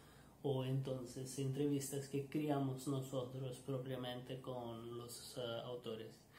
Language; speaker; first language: Spanish; non-native, learner; Portuguese